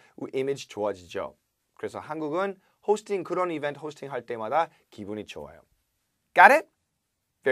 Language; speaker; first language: Korean; non-native, fluent; English